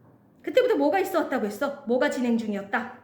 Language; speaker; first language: Korean; native; Korean